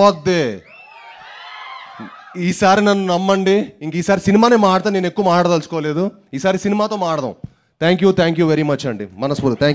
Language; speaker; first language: Telugu; native; Telugu